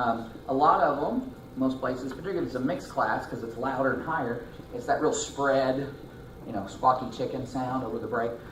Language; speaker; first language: English; native; English